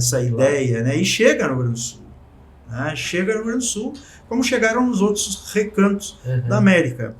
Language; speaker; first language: Portuguese; native; Portuguese